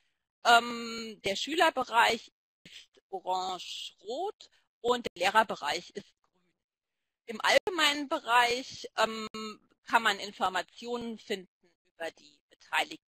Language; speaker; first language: German; native; German